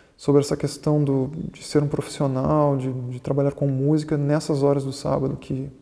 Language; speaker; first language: Portuguese; native; Portuguese